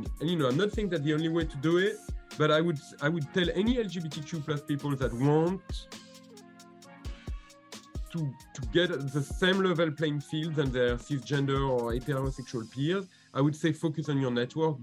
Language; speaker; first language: English; non-native, fluent; French